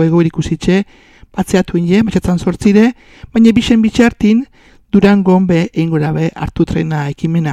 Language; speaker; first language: Basque; native; Basque